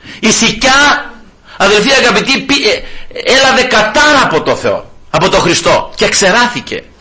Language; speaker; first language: Greek; native; Greek